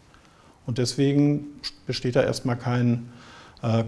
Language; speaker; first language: German; native; German